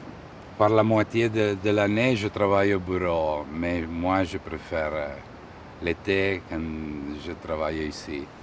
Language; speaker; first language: French; non-native, fluent; Italian